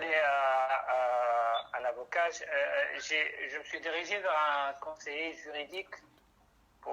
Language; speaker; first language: French; non-native, local second language; Arabic